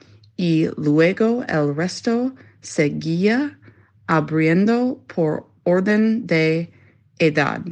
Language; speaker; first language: Spanish; non-native, learner; English